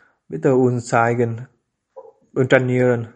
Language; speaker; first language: German; non-native, local second language; Vietnamese